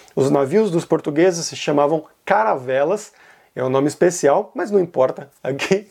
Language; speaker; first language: Portuguese; native; Portuguese